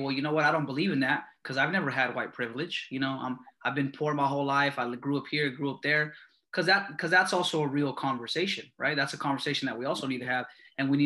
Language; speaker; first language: English; native; English